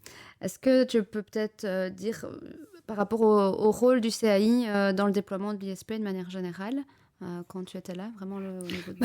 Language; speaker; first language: French; native; French